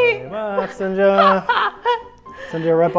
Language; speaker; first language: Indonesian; non-native, learner; English